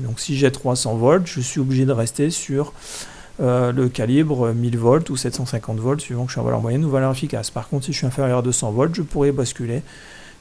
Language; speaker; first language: French; native; French